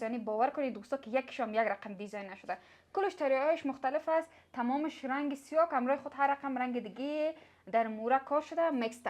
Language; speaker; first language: Persian; native; Persian